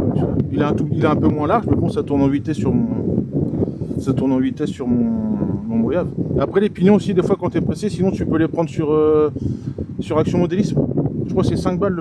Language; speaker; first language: French; native; French